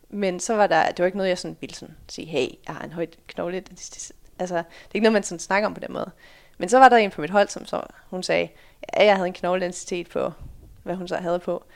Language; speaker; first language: Danish; early bilingual, other home language; Dutch